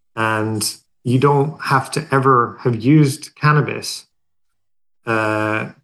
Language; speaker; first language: English; non-native, fluent; Swedish